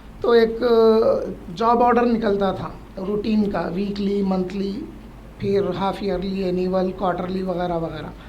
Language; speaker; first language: Urdu; native; Urdu